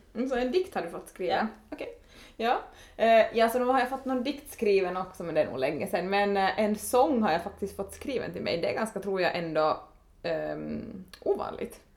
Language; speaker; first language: Swedish; native; Swedish